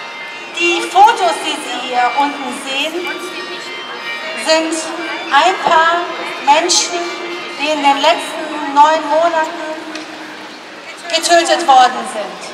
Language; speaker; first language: German; non-native, fluent; Persian